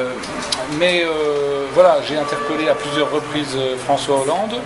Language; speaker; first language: French; native; French